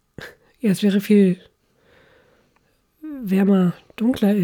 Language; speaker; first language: German; native; German